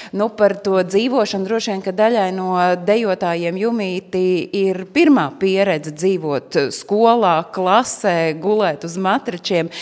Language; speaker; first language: Latvian; native; Latvian